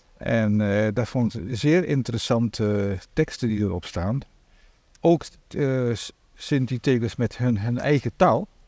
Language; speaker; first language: Dutch; native; Dutch